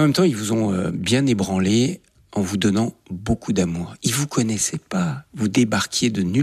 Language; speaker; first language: French; native; French